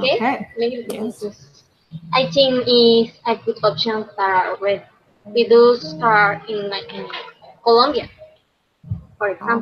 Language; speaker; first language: English; non-native, learner; Spanish